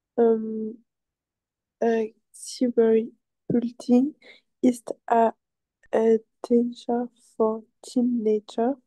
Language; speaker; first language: English; non-native, learner; French